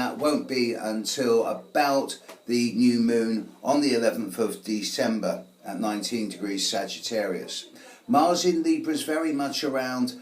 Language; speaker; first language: English; native; English